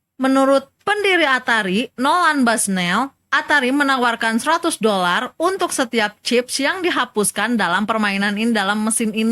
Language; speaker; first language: Indonesian; native; Indonesian